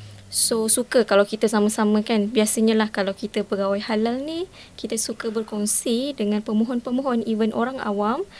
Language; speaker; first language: Malay; native; Malay